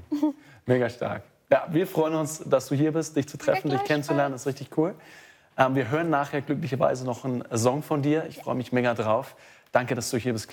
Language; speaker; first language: German; native; German